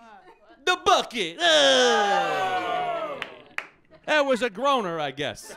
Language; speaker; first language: English; native; English